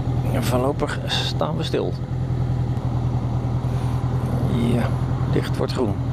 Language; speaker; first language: Dutch; native; Dutch